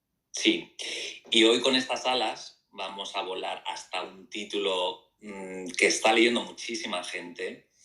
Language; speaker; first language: Spanish; native; Spanish